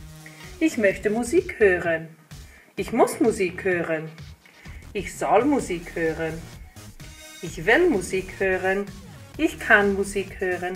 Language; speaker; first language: German; non-native, fluent; Welsh